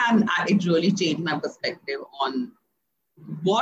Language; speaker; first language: English; non-native, local second language; Hindi